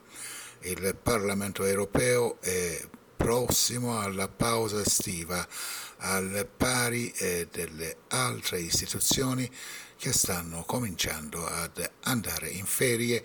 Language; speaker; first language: Italian; non-native, fluent; Persian